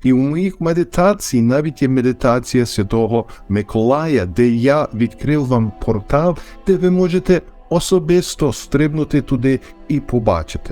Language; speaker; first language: Ukrainian; early bilingual, heritage; Ukrainian